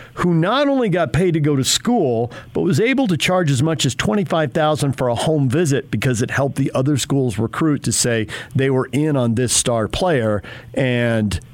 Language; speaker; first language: English; native; English